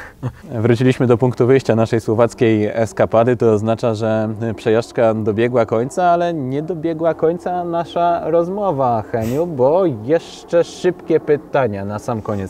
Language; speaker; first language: Polish; native; Polish